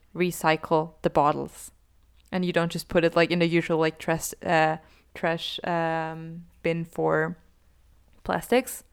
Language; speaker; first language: English; non-native, fluent; German